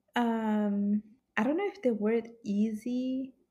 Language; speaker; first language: English; early bilingual, heritage; Italian